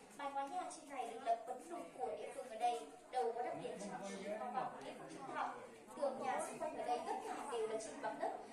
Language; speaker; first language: Vietnamese; non-native, local second language; Hmong